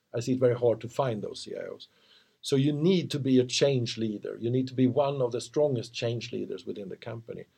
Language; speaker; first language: English; non-native, fluent; Swedish